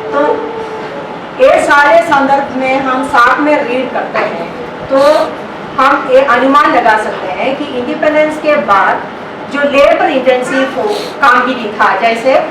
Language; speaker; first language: Hindi; non-native, local second language; Gujarati